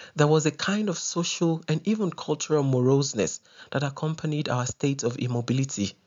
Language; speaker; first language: English; non-native, local second language; Yoruba